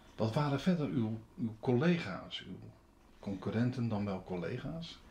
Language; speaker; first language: Dutch; native; Dutch